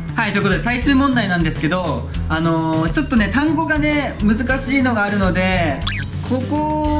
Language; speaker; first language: Japanese; native; Japanese